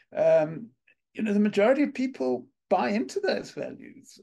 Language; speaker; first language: English; native; English